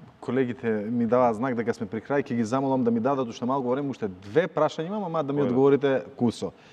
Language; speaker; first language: Macedonian; native; Macedonian